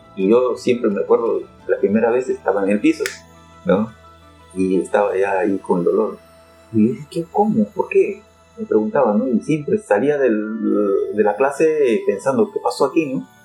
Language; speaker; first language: Spanish; native; Spanish